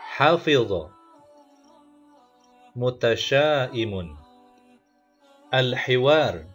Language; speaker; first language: Arabic; non-native, learner; Indonesian